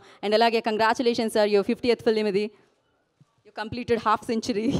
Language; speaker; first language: Telugu; native; Telugu